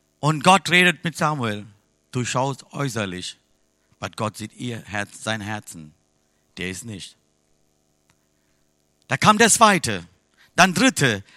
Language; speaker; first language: German; non-native, fluent; Tamil